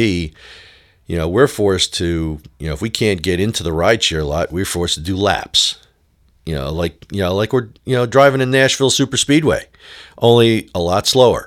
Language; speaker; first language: English; native; English